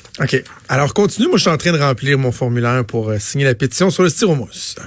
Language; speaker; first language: French; native; French